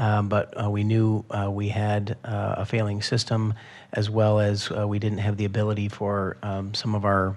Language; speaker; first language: English; native; English